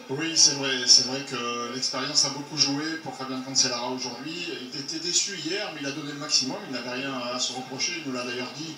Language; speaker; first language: French; native; French